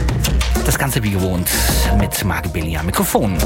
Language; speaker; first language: German; native; German